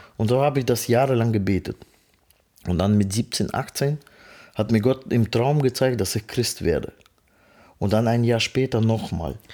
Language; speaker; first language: German; non-native, fluent; Russian